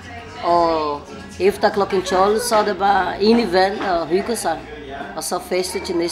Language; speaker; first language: Danish; non-native, fluent; Portuguese